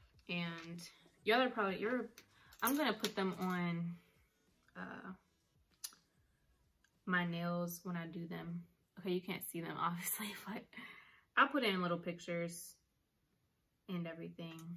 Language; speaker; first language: English; native; English